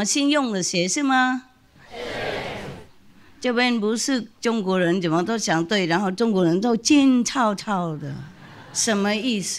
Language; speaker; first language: Chinese; non-native, fluent; Vietnamese